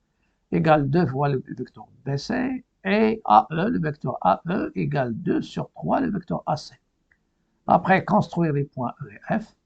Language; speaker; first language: French; non-native, local second language; Arabic